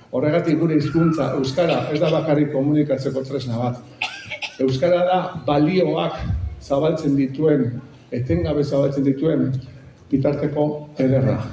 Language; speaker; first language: Basque; non-native, local second language; Spanish